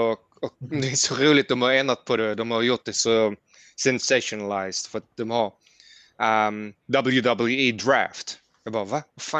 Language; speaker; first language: Swedish; early bilingual, heritage; Swedish